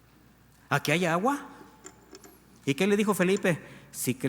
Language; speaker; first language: Spanish; native; Spanish